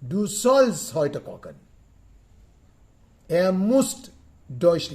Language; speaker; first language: German; non-native, fluent; Sinhala